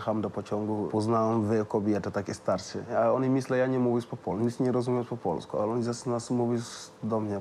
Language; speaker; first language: Polish; non-native, learner; Wolof